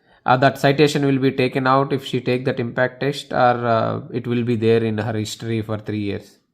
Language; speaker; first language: English; non-native, local second language; Telugu